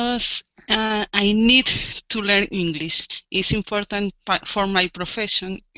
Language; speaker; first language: English; non-native, learner; Spanish